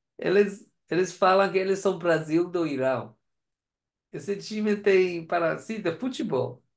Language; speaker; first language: Portuguese; non-native, learner; Persian